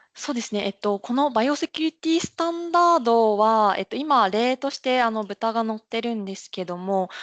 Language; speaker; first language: Japanese; native; Japanese